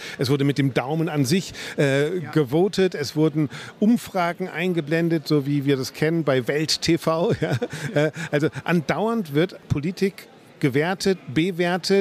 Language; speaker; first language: German; native; German